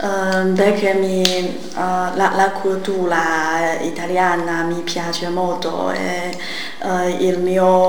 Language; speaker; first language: Italian; non-native, learner; Chinese